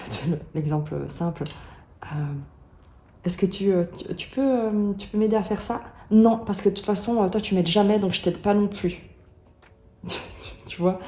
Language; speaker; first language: French; native; French